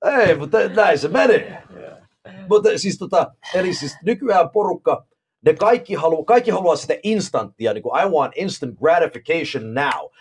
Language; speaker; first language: Finnish; early bilingual, heritage; Finnish